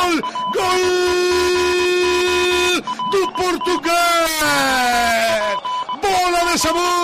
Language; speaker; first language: Portuguese; non-native, learner; Spanish